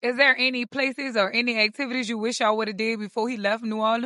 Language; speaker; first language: English; native; English